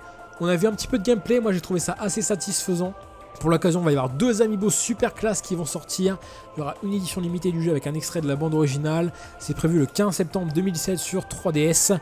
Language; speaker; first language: French; native; French